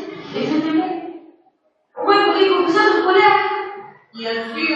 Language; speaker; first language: French; non-native, learner; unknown